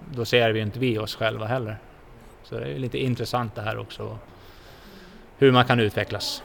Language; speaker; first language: Swedish; native; Swedish